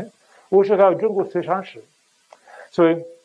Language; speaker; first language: Chinese; non-native, fluent; English